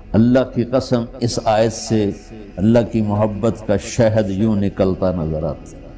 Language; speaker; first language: Urdu; non-native, local second language; Punjabi